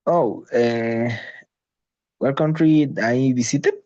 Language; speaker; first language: English; non-native, learner; Spanish